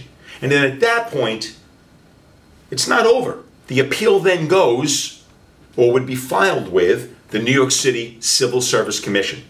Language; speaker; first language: English; native; English